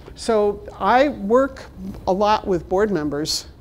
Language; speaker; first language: English; native; English